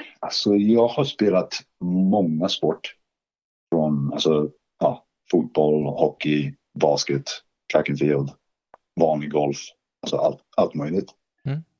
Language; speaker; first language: Swedish; non-native, fluent; English